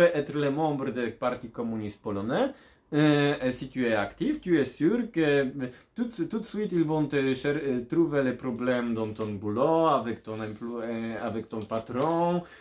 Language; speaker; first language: French; non-native, learner; Polish